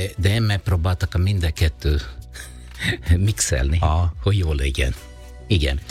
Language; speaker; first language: Hungarian; non-native, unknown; Italian